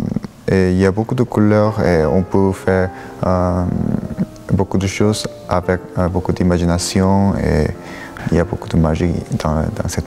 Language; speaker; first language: French; non-native, learner; Korean